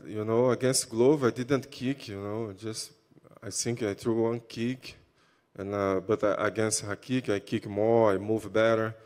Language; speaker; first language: English; non-native, learner; Portuguese